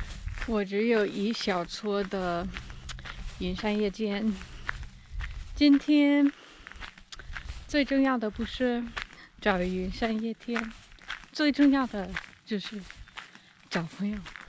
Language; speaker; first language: Chinese; non-native, fluent; English